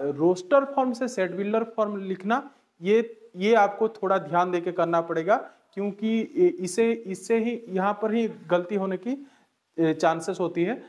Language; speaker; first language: Hindi; non-native, local second language; Bangla